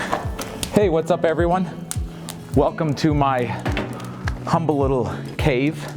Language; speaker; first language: English; native; English